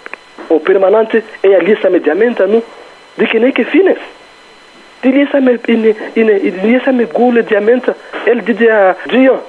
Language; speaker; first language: Danish; non-native, fluent; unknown